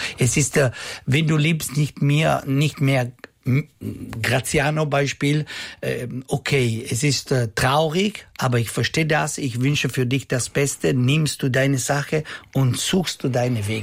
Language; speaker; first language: German; non-native, local second language; Italian